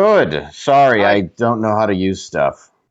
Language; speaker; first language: English; native; English